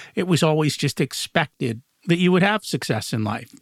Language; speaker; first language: English; native; English